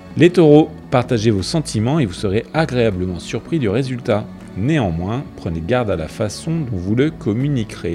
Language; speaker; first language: French; native; French